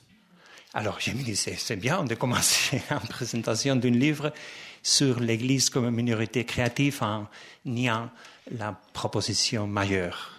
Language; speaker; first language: French; non-native, fluent; Spanish